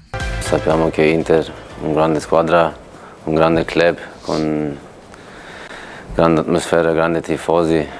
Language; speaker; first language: Italian; non-native, fluent; Turkish